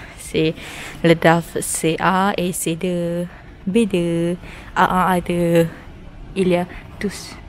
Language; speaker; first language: French; non-native, learner; Malay